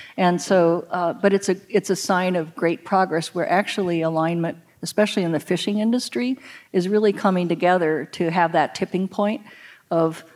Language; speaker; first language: English; native; English